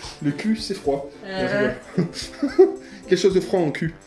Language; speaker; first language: French; native; French